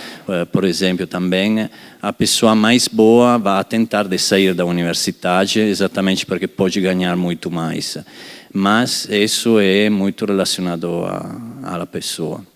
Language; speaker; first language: Portuguese; non-native, fluent; Italian